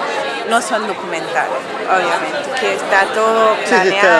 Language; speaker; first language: Spanish; non-native, fluent; German